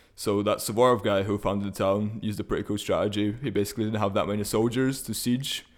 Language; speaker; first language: English; early bilingual, other home language; Russian